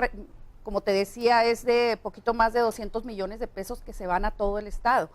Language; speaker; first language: Spanish; native; Spanish